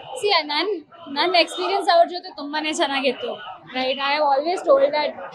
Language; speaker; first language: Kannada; non-native, learner; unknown